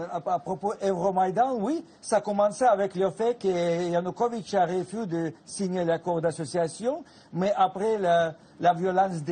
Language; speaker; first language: French; non-native, fluent; Russian